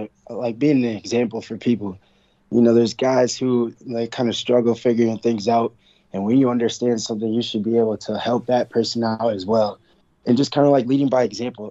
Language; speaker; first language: English; native; English